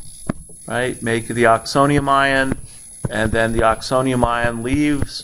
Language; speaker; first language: English; native; English